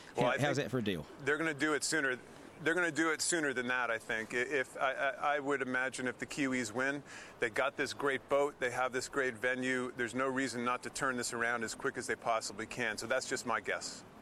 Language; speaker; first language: English; native; English